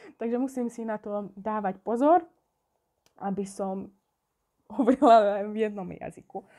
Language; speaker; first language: Slovak; non-native, local second language; Hungarian